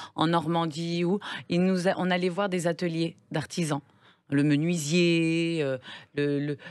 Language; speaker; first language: French; native; French